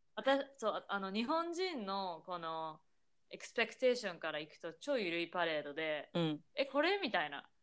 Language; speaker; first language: Japanese; native; Japanese